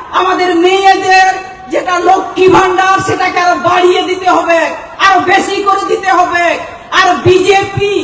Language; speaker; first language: Bangla; non-native, local second language; Santali